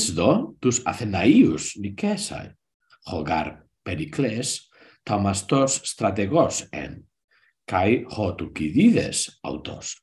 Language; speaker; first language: Greek; non-native, learner; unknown